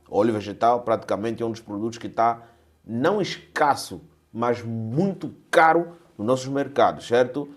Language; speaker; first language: Portuguese; native; Portuguese